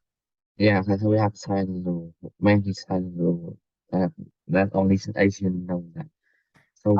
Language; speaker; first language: English; non-native, learner; Vietnamese